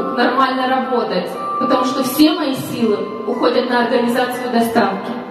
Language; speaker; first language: Russian; native; Russian